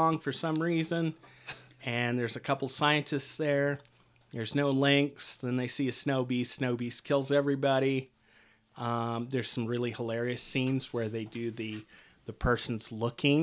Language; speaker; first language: English; native; English